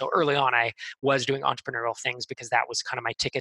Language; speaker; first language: English; native; English